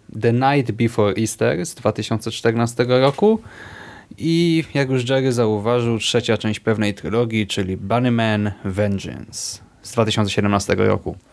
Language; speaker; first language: Polish; native; Polish